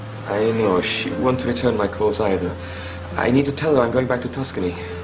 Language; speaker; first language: English; non-native, fluent; Italian